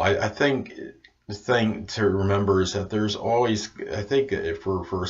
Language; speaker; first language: English; native; English